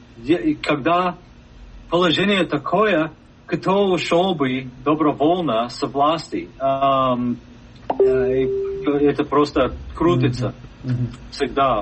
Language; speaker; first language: Russian; non-native, fluent; English